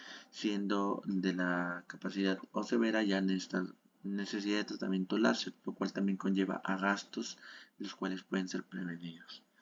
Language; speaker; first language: Spanish; native; Spanish